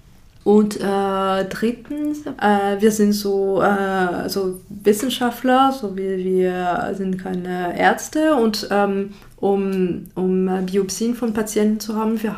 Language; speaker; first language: German; non-native, fluent; French